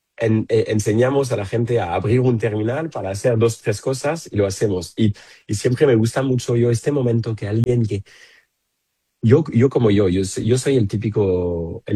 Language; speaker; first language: Spanish; non-native, fluent; French